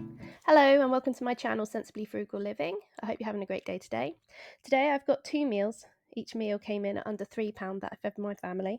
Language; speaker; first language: English; native; English